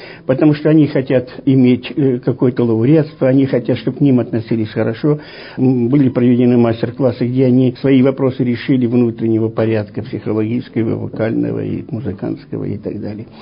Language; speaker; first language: Russian; native; Russian